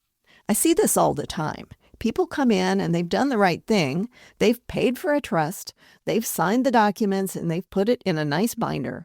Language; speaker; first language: English; native; English